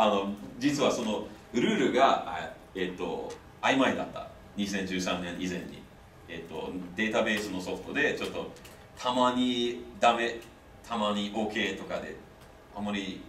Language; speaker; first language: Japanese; non-native, fluent; English